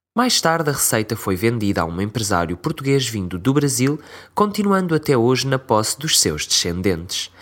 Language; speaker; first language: Portuguese; native; Portuguese